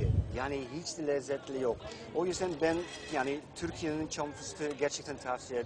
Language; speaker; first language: Turkish; non-native, fluent; Dutch